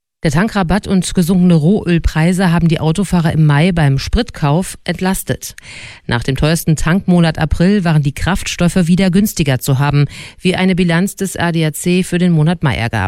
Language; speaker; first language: German; native; German